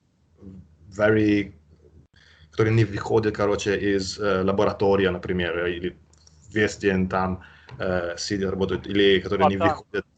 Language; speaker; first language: Russian; non-native, fluent; Italian